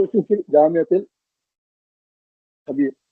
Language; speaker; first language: Arabic; non-native, learner; Tamil